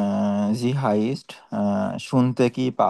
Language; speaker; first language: German; non-native, learner; Bangla